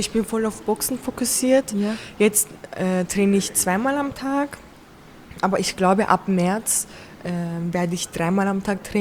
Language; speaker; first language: German; early bilingual, other home language; Turkish